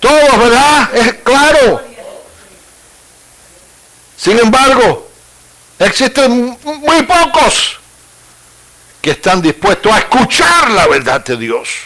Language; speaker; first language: Spanish; native; Spanish